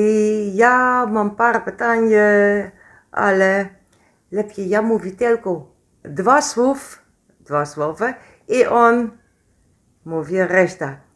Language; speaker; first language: Polish; non-native, learner; Dutch